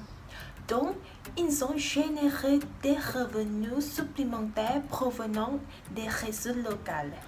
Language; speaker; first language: French; non-native, learner; Thai